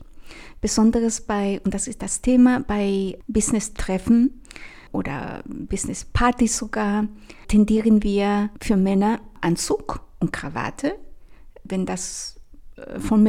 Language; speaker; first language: German; non-native, fluent; Spanish